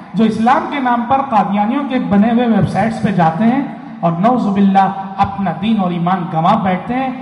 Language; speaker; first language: Urdu; native; Urdu